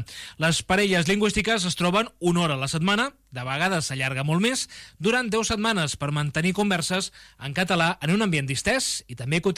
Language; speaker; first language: Catalan; native; Catalan